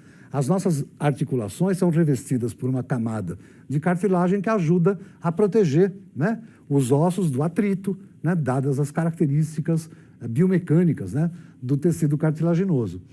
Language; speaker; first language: Portuguese; native; Portuguese